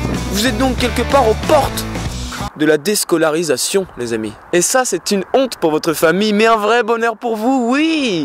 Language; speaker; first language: French; native; French